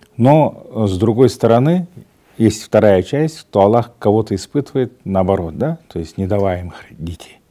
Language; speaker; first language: Russian; non-native, local second language; Kazakh